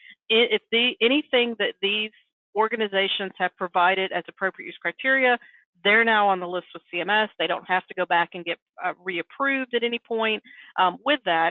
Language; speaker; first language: English; native; English